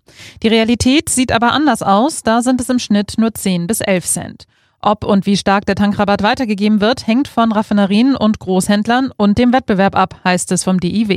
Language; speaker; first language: German; native; German